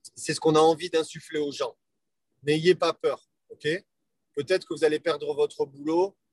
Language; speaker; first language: French; native; French